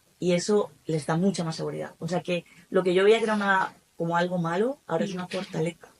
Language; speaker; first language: Spanish; native; Spanish